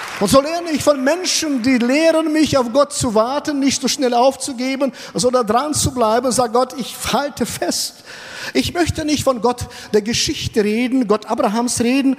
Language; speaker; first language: German; non-native, fluent; Russian